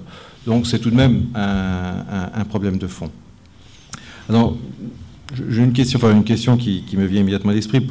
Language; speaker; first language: French; native; French